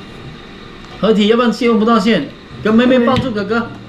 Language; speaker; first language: Chinese; native; Chinese